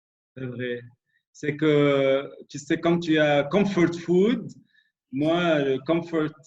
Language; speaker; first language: French; non-native, local second language; Arabic